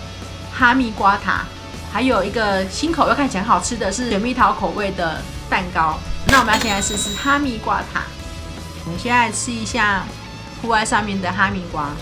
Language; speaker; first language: Chinese; native; Chinese